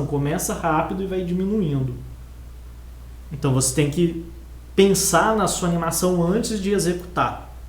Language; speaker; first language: Portuguese; native; Portuguese